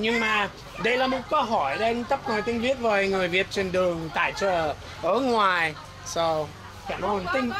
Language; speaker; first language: Vietnamese; non-native, learner; English